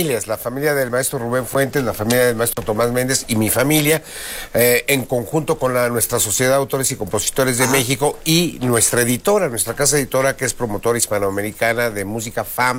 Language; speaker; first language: Spanish; native; Spanish